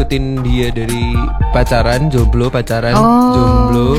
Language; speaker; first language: Indonesian; native; Indonesian